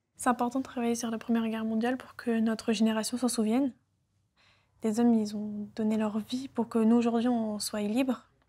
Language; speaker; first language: French; native; French